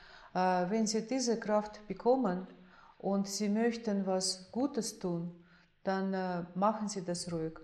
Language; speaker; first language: German; non-native, fluent; Russian